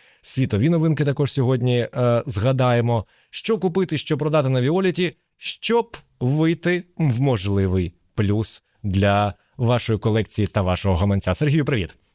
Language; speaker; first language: Ukrainian; native; Ukrainian